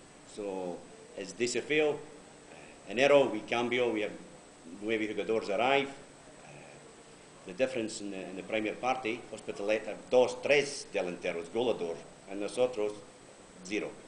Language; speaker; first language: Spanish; non-native, learner; English